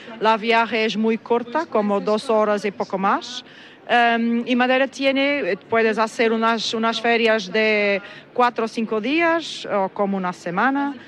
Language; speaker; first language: Spanish; non-native, learner; Portuguese